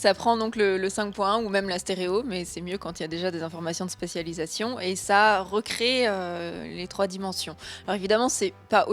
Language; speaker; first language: French; native; French